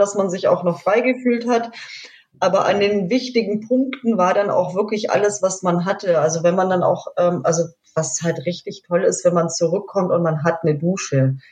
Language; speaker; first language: German; native; German